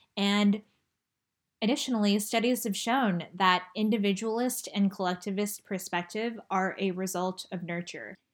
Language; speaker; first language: English; early bilingual, other home language; Chinese